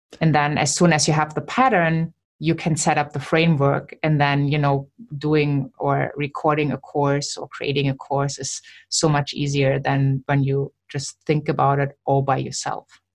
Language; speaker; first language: English; non-native, fluent; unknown